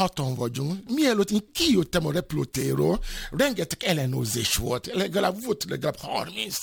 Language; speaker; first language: Hungarian; non-native, fluent; Yoruba